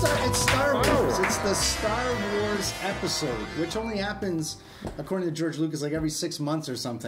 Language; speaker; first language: English; native; English